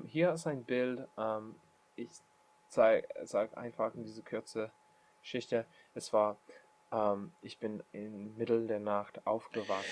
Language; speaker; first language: German; non-native, learner; English